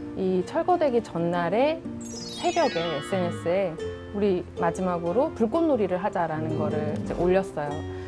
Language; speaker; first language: Korean; native; Korean